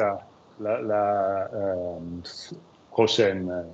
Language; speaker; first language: French; non-native, learner; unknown